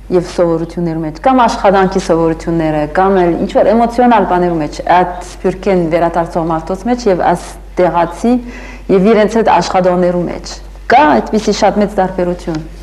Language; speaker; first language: Armenian; early bilingual, heritage; Armenian